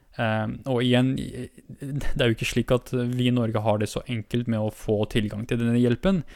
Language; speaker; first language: Norwegian; early bilingual, other home language; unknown